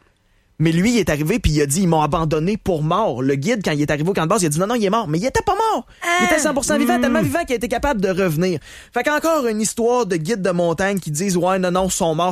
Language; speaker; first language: French; native; French